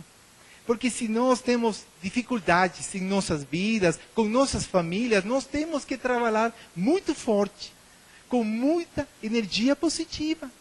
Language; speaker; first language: Portuguese; non-native, learner; Spanish